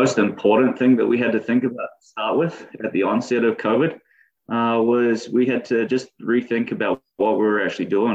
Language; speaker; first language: English; native; English